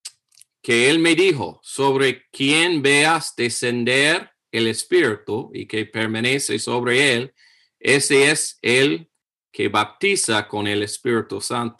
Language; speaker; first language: Spanish; non-native, fluent; English